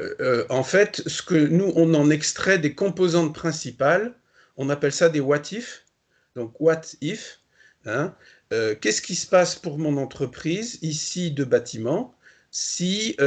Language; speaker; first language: French; native; French